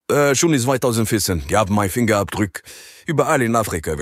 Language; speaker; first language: German; non-native, learner; French